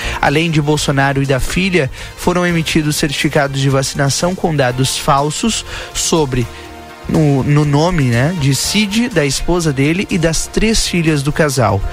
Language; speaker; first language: Portuguese; native; Portuguese